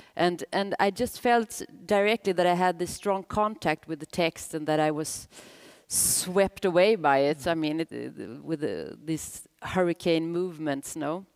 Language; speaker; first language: English; non-native, fluent; Swedish